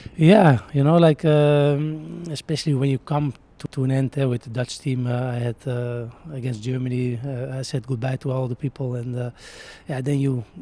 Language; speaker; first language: English; non-native, fluent; Dutch